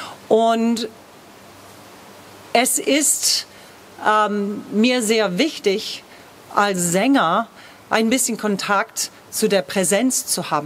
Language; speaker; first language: German; non-native, fluent; English